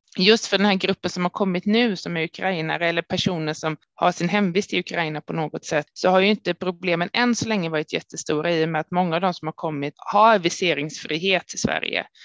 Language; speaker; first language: Swedish; native; Swedish